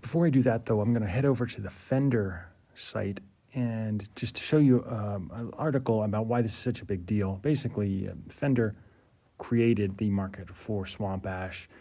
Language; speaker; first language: English; native; English